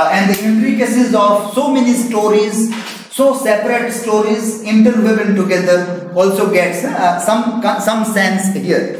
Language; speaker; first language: English; non-native, local second language; Gujarati